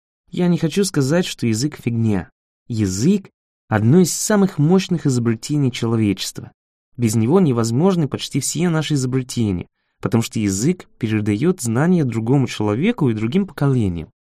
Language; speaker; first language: Russian; non-native, fluent; English